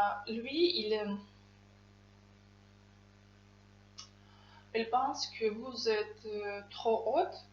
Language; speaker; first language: French; non-native, fluent; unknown